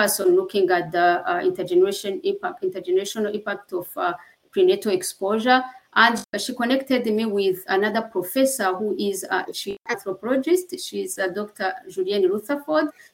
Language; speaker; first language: English; non-native, local second language; Kinyarwanda